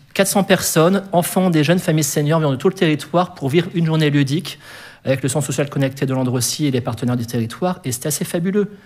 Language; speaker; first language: French; native; French